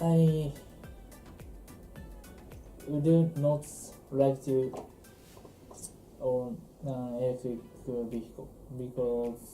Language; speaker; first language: English; non-native, learner; Japanese